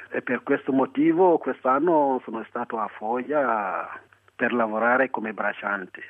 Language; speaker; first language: Italian; non-native, fluent; Wolof